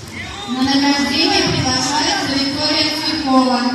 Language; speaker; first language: Russian; native; Russian